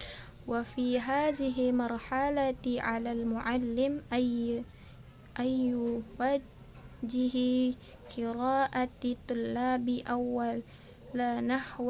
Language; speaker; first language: Arabic; non-native, learner; Indonesian